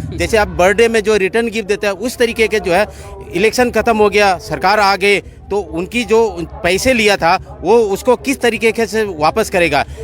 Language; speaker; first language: Hindi; non-native, local second language; Manipuri